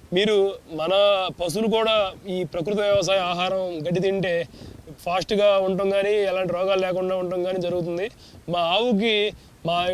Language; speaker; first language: Telugu; native; Telugu